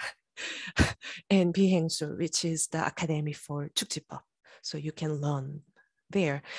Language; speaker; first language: English; non-native, fluent; Korean